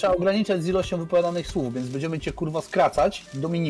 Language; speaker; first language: Polish; native; Polish